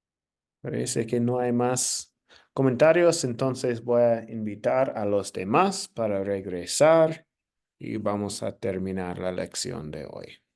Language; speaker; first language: Spanish; non-native, fluent; English